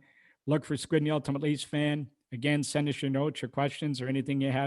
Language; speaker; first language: English; native; English